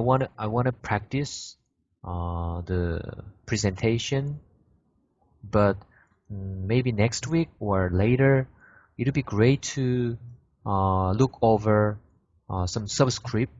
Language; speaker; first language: English; non-native, fluent; Korean